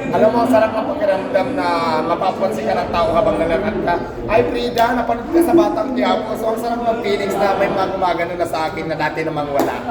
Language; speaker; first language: Filipino; non-native, local second language; Waray